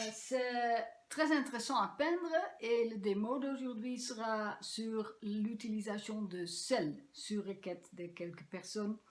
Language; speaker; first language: French; non-native, learner; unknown